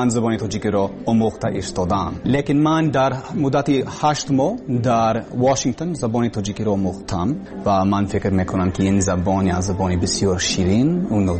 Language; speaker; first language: Persian; non-native, learner; English